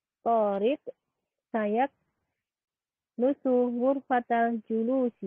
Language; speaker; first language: Arabic; non-native, learner; Indonesian